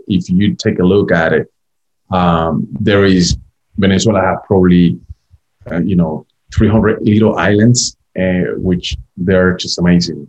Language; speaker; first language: English; non-native, fluent; Spanish